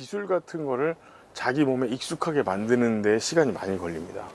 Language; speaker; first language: Korean; native; Korean